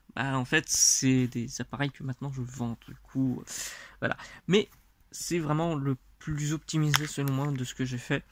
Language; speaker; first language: French; non-native, fluent; Russian